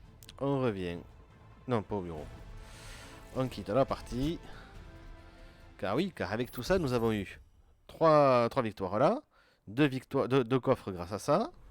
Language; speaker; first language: French; native; French